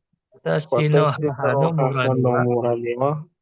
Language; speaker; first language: Japanese; non-native, learner; Indonesian